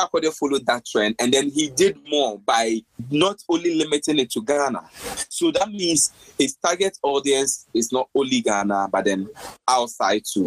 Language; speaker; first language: English; non-native, local second language; Akan